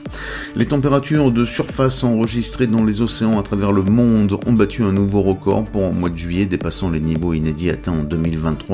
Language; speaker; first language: French; native; French